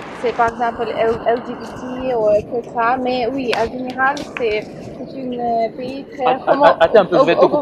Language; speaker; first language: French; non-native, learner; Russian